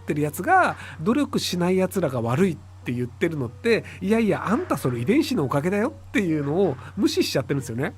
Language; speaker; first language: Japanese; native; Japanese